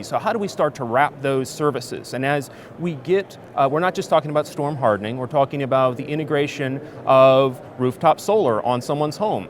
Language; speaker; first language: English; native; English